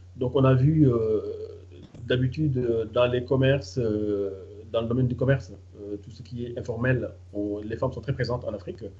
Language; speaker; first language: French; non-native, local second language; Fula